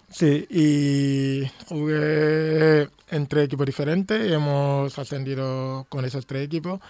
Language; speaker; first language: Spanish; non-native, local second language; Fang